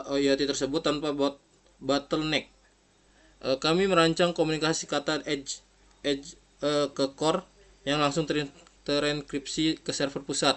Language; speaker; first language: Indonesian; native; Indonesian